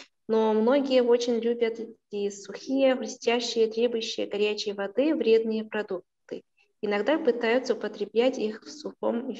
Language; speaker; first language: Russian; non-native, local second language; Kazakh